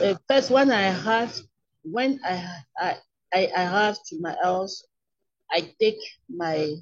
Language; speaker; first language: English; non-native, learner; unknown